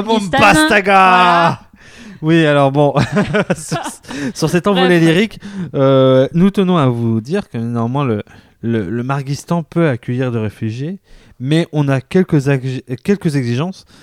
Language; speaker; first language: French; native; French